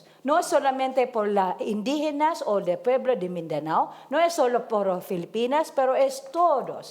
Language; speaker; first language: Spanish; non-native, learner; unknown